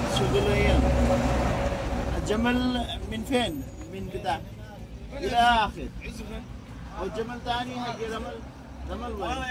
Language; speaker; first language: Arabic; non-native, learner; Bangla